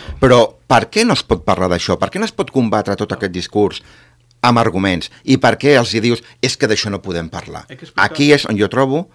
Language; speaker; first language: Catalan; non-native, local second language; Spanish